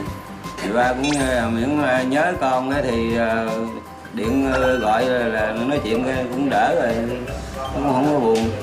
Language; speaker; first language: Vietnamese; native; Vietnamese